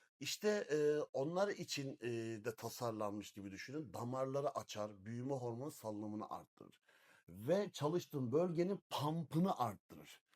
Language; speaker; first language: Turkish; native; Turkish